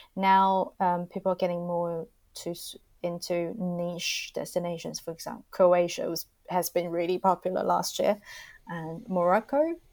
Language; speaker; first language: English; non-native, fluent; Chinese